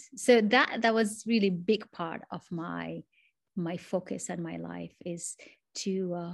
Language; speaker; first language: English; non-native, fluent; Arabic